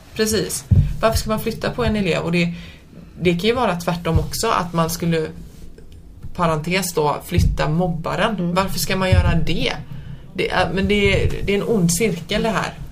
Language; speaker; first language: Swedish; native; Swedish